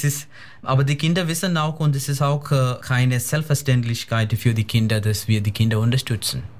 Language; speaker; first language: German; non-native, fluent; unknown